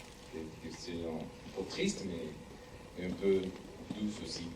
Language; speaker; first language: French; non-native, learner; Spanish